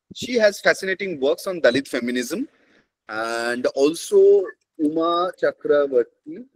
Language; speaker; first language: English; non-native, local second language; Bangla